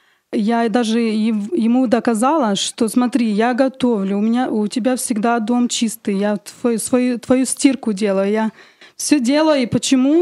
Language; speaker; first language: Russian; early bilingual, heritage; Russian